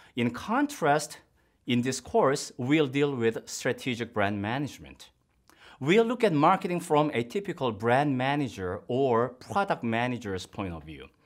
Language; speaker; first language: English; non-native, fluent; Korean